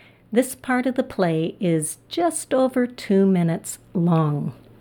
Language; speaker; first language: English; native; English